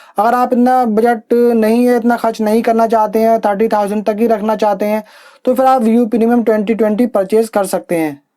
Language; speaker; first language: Hindi; native; Hindi